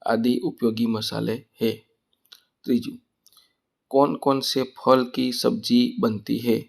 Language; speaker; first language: Hindi; non-native, local second language; Gujarati